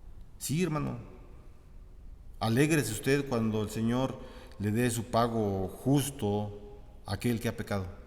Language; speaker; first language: Spanish; native; Spanish